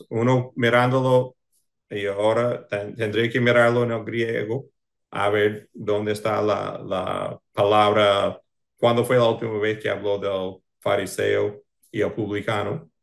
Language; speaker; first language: Spanish; non-native, fluent; English